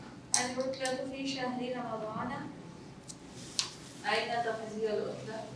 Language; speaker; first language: Arabic; non-native, learner; Urdu